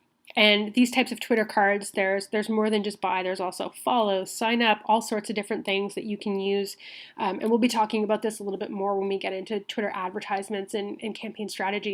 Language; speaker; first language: English; native; English